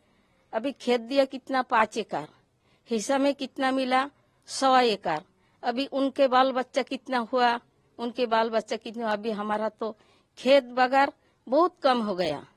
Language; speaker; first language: Hindi; early bilingual, other home language; Bangla